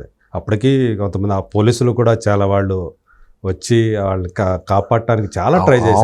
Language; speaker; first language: Telugu; native; Telugu